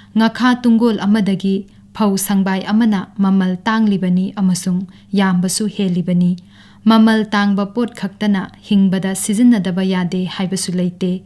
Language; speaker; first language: Manipuri; native; Manipuri